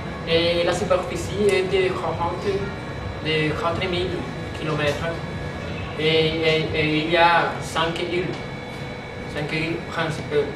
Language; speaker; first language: French; non-native, learner; Spanish